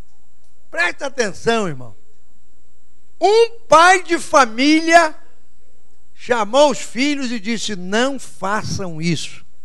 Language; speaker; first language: Portuguese; native; Portuguese